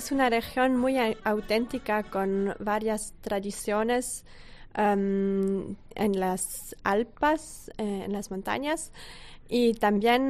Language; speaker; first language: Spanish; non-native, fluent; French